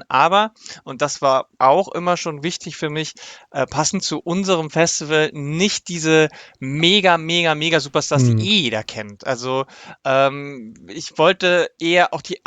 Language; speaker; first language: German; native; German